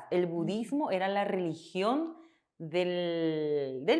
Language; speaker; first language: Spanish; non-native, fluent; Korean